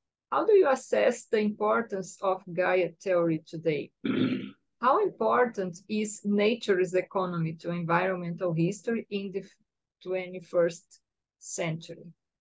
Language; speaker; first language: English; non-native, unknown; Portuguese